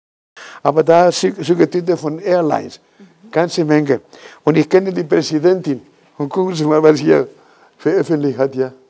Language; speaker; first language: German; non-native, fluent; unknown